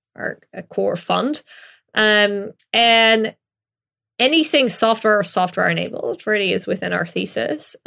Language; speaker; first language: English; non-native, fluent; Dutch